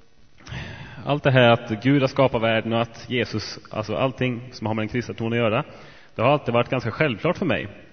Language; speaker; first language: Swedish; native; Swedish